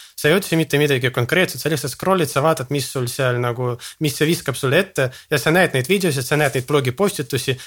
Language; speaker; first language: Estonian; non-native, local second language; Russian